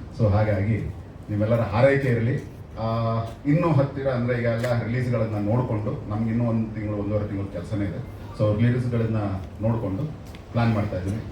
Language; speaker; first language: Kannada; native; Kannada